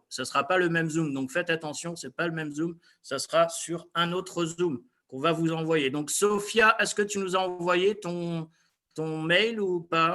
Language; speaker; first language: French; native; French